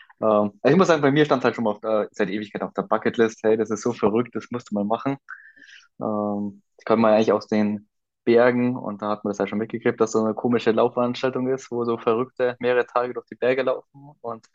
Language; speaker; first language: German; native; German